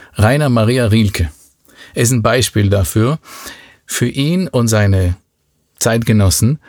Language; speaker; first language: German; non-native, fluent; Hebrew